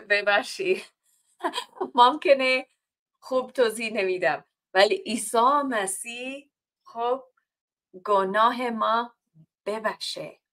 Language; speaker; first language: Persian; non-native, fluent; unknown